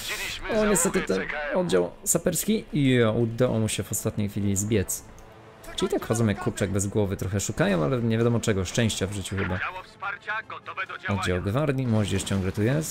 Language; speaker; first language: Polish; native; Polish